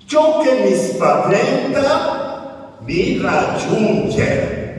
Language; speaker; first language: Italian; non-native, fluent; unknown